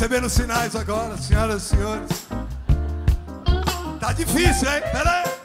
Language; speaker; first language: Portuguese; non-native, fluent; English